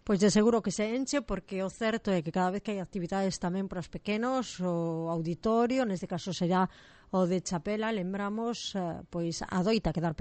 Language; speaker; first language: Galician; native; Galician